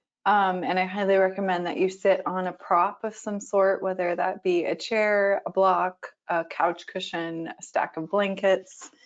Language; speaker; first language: English; native; English